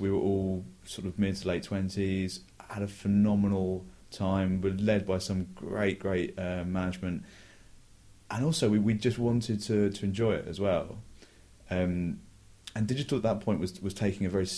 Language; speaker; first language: English; native; English